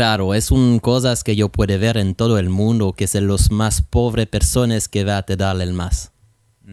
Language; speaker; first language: Spanish; non-native, learner; French